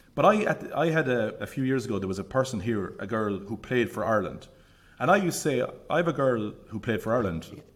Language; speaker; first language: English; native; English